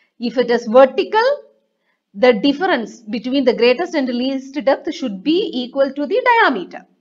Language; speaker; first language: English; non-native, local second language; Malayalam